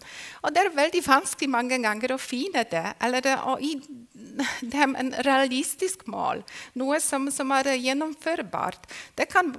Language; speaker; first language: Norwegian; non-native, fluent; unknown